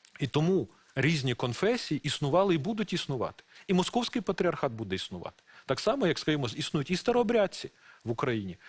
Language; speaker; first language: Ukrainian; non-native, local second language; Russian